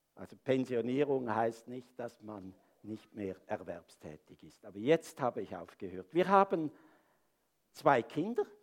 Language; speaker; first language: German; native; German